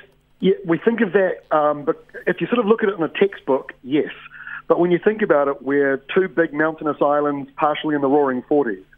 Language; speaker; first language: English; native; English